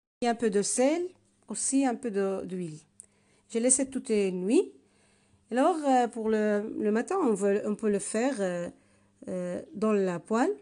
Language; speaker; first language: French; non-native, learner; Arabic